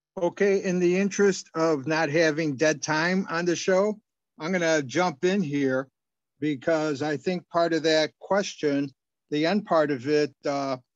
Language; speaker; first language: English; native; English